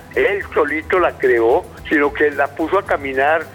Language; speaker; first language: Spanish; native; Spanish